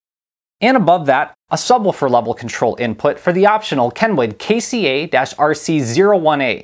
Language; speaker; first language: English; native; English